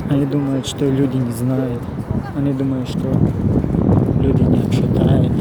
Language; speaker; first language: Russian; non-native, learner; Tajik